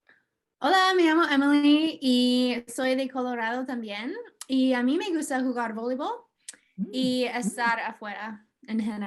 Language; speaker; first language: Spanish; non-native, learner; English